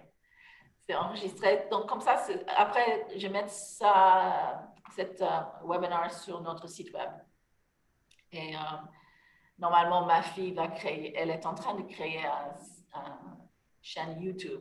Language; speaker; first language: French; non-native, fluent; English